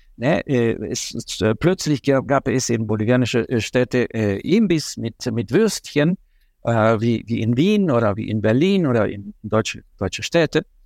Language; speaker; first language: German; non-native, fluent; Spanish